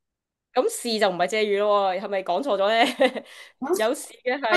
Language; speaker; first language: Cantonese; native; Cantonese